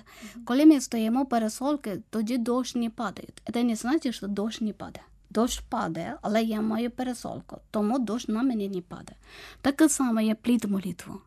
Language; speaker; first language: Ukrainian; non-native, learner; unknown